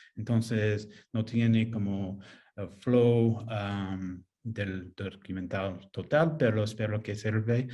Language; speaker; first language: Spanish; non-native, fluent; English